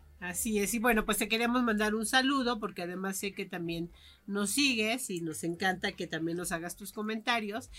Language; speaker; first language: Spanish; native; Spanish